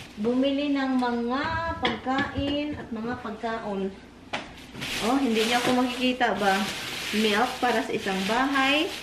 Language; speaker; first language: Filipino; non-native, local second language; Cebuano